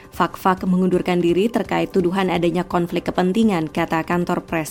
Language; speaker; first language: Indonesian; native; Indonesian